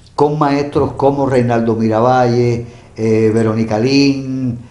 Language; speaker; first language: Spanish; native; Spanish